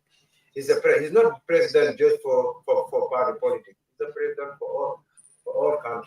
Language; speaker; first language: English; non-native, learner; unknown